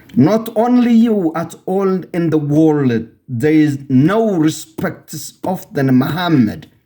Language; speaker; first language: English; non-native, learner; Amharic